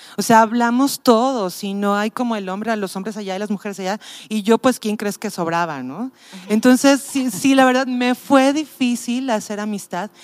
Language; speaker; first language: Spanish; native; Spanish